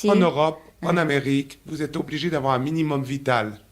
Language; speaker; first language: French; native; French